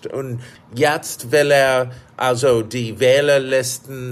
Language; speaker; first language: German; non-native, fluent; English